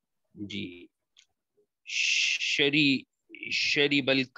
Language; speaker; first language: Arabic; non-native, learner; Urdu